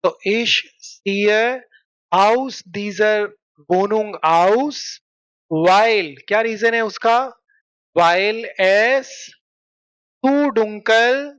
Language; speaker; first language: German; non-native, fluent; Hindi